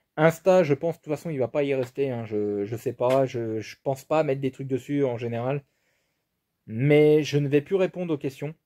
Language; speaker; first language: French; native; French